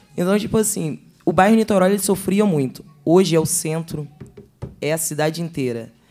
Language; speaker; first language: Portuguese; native; Portuguese